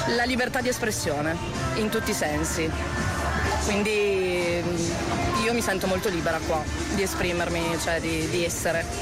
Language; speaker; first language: Italian; non-native, fluent; Portuguese